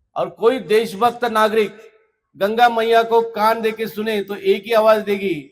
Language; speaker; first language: Hindi; non-native, local second language; Marathi